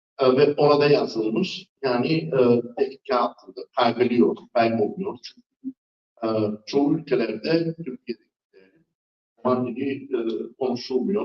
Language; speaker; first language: Turkish; non-native, fluent; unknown